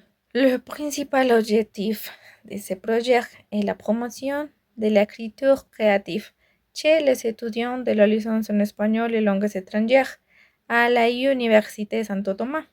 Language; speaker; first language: French; non-native, fluent; Spanish